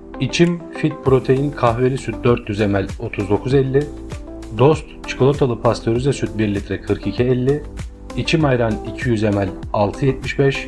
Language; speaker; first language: Turkish; native; Turkish